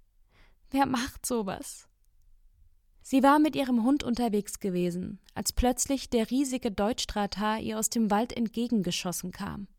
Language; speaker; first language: German; native; German